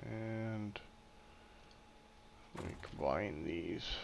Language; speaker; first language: English; native; English